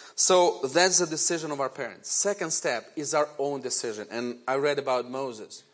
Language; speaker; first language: English; non-native, fluent; Ukrainian